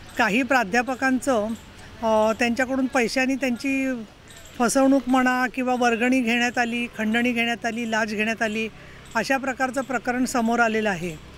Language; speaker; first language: Marathi; native; Marathi